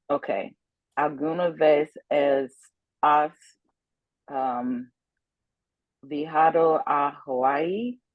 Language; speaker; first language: Spanish; non-native, learner; English